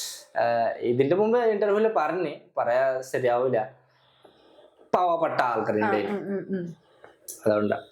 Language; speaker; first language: Malayalam; non-native, local second language; Bangla